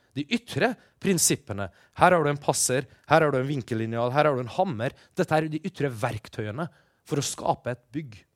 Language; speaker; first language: Norwegian; early bilingual, other home language; Persian